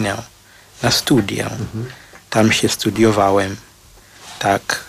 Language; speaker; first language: Polish; non-native, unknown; Shona